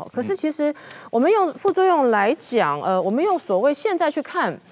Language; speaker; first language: Chinese; native; Chinese